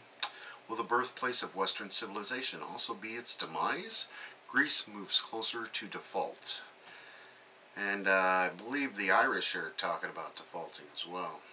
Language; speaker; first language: English; native; English